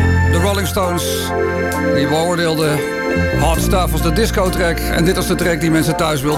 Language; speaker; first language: Dutch; native; Dutch